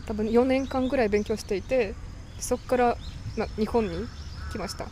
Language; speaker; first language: Japanese; non-native, fluent; Russian